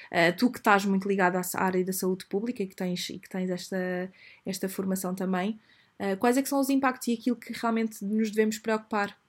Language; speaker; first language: Portuguese; native; Portuguese